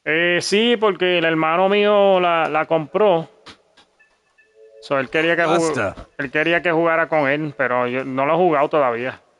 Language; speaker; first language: Spanish; early bilingual, heritage; Spanish